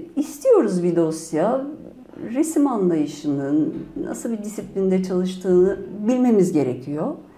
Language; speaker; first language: Turkish; native; Turkish